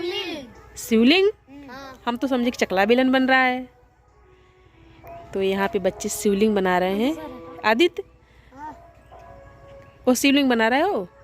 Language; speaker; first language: Hindi; non-native, local second language; Bhojpuri